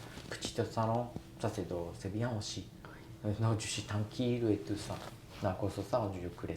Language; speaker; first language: French; non-native, learner; Japanese